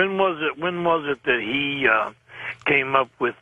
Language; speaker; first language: English; native; English